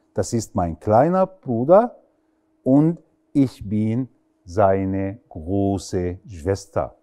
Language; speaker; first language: German; non-native, fluent; Arabic